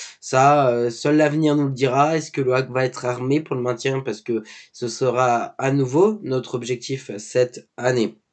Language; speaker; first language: French; native; French